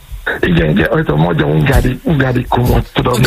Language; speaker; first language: Hungarian; non-native, learner; Yoruba